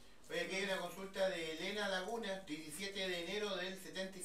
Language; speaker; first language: Spanish; native; Spanish